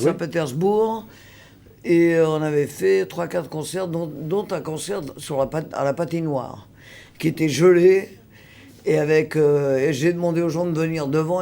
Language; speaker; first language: French; native; French